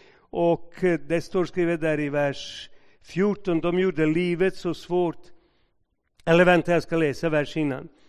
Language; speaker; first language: Swedish; non-native, fluent; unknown